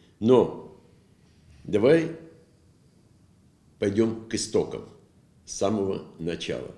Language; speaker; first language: Russian; native; Russian